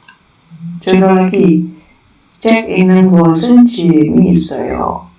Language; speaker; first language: Korean; non-native, learner; Indonesian